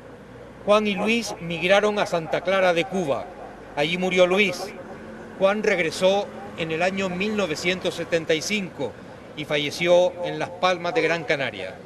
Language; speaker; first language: Spanish; native; Spanish